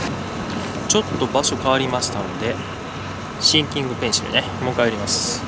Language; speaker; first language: Japanese; native; Japanese